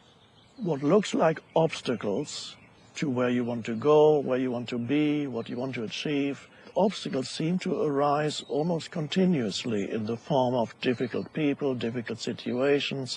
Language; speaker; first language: English; non-native, fluent; German